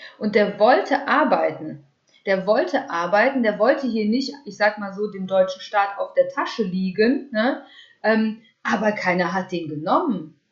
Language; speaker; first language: German; early bilingual, other home language; Russian